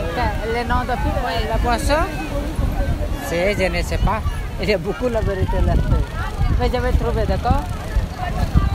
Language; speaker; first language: French; non-native, learner; Hindi